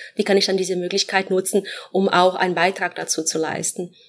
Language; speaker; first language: German; non-native, fluent; Portuguese